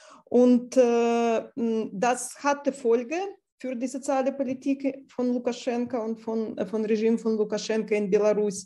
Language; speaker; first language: German; non-native, fluent; Russian